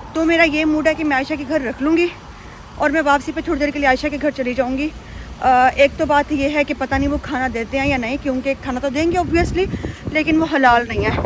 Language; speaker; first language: Urdu; native; Urdu